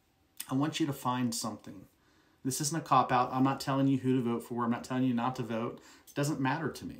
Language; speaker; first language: English; native; English